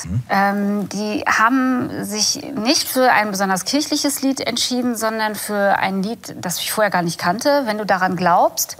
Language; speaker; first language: German; native; German